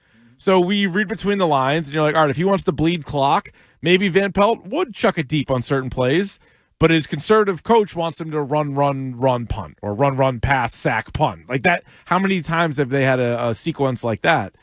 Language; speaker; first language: English; native; English